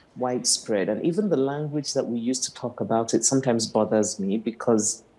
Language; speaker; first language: English; non-native, local second language; Igbo